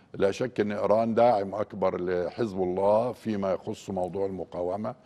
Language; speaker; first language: Arabic; native; Arabic